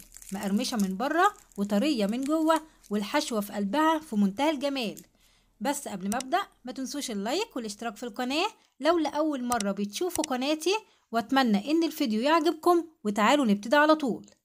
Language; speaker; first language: Arabic; native; Arabic